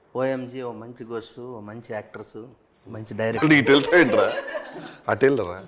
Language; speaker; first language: Telugu; native; Telugu